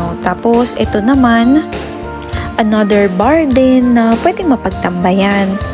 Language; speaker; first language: Filipino; non-native, local second language; Hiligaynon